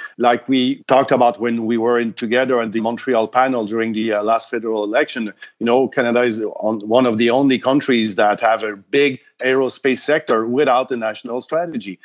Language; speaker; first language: English; non-native, fluent; French